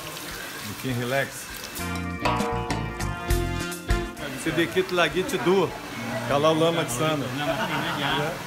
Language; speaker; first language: Indonesian; non-native, learner; Portuguese